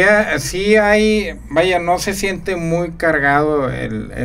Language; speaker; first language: Spanish; native; Spanish